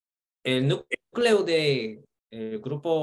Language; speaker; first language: Spanish; non-native, fluent; Korean